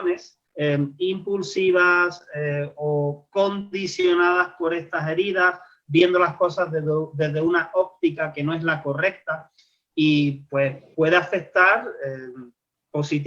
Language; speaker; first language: Spanish; native; Spanish